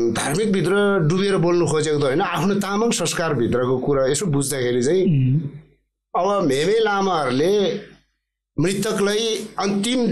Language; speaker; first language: Nepali; non-native, local second language; Eastern Tamang